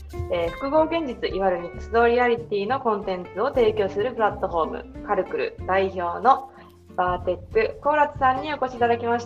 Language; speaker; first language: Japanese; native; Japanese